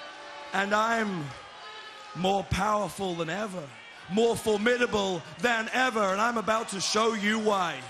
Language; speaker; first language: English; native; English